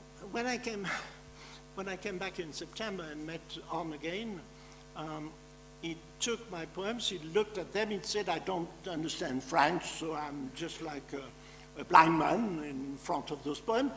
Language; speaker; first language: English; non-native, fluent; French